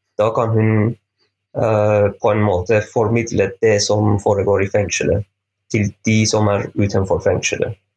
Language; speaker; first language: Norwegian; non-native, fluent; Persian